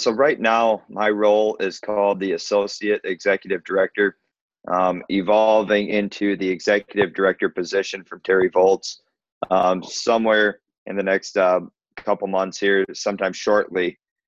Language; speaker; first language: English; native; English